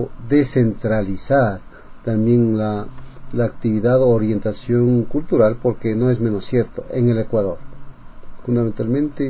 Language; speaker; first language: Spanish; native; Spanish